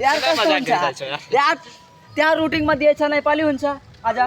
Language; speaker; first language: Nepali; non-native, local second language; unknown